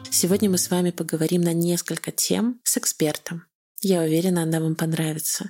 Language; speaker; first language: Russian; native; Russian